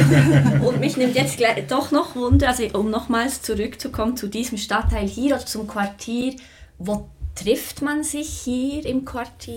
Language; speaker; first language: German; native; German